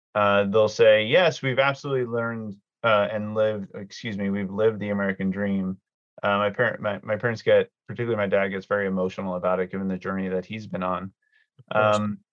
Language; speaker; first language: English; early bilingual, other home language; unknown